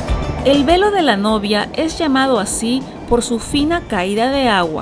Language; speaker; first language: Spanish; native; Spanish